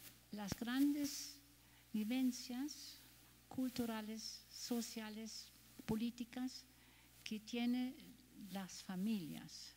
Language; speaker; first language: Spanish; non-native, fluent; German